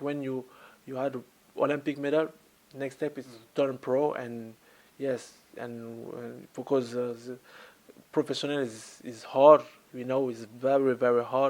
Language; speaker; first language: English; non-native, learner; French